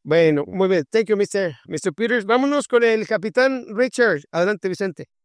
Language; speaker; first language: Spanish; native; Spanish